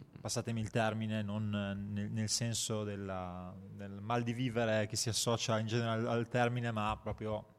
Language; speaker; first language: Italian; native; Italian